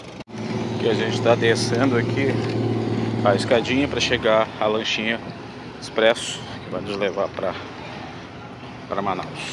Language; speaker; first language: Portuguese; native; Portuguese